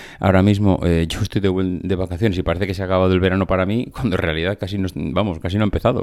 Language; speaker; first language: Spanish; native; Spanish